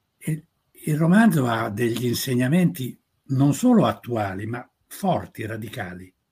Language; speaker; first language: Italian; native; Italian